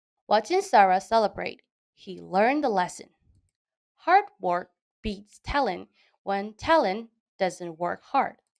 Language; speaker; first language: English; non-native, fluent; Burmese